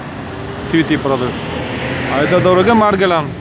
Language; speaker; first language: Russian; non-native, local second language; Uzbek